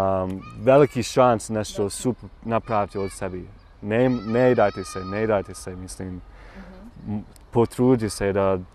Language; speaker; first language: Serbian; non-native, learner; English